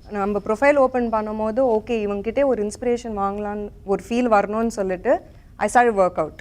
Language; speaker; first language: Tamil; non-native, local second language; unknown